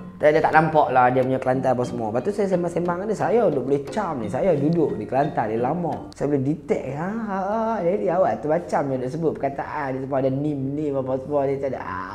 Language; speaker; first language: Malay; native; Malay